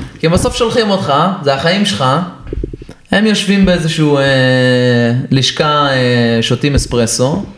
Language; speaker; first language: Hebrew; native; Hebrew